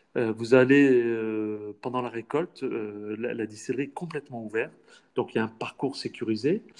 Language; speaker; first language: French; native; French